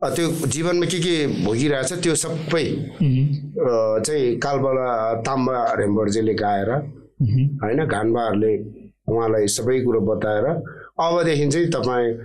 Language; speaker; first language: Nepali; non-native, local second language; Eastern Tamang